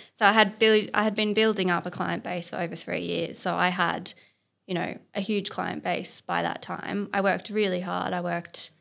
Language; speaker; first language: English; native; English